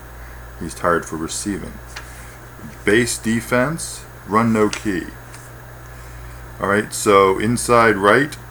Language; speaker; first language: English; native; English